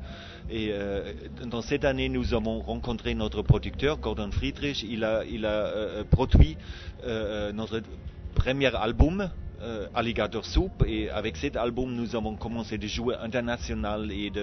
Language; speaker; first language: French; non-native, fluent; German